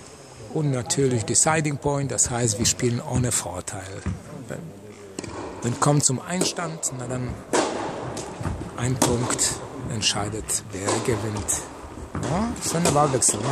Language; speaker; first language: German; non-native, fluent; Polish